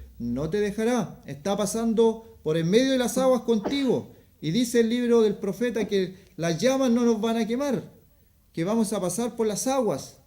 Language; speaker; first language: Spanish; native; Spanish